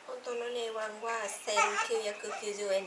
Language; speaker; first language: Japanese; non-native, learner; Vietnamese